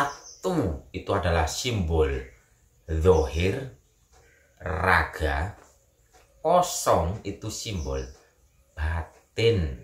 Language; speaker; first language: Indonesian; native; Indonesian